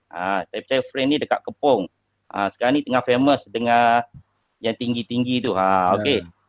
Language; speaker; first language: Malay; native; Malay